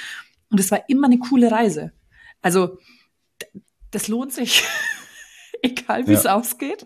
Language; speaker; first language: German; native; German